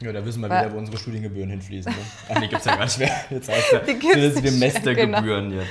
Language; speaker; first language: German; native; German